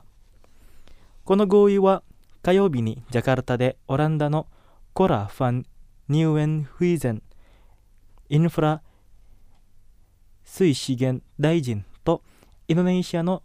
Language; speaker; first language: Japanese; non-native, fluent; Indonesian